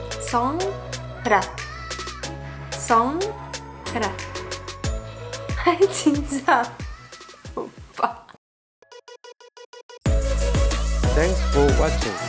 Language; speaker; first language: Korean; non-native, learner; Czech